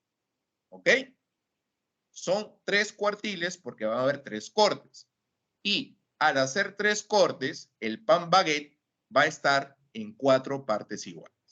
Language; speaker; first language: Spanish; native; Spanish